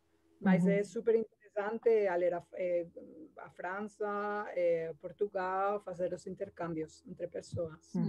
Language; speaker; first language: Portuguese; non-native, learner; Spanish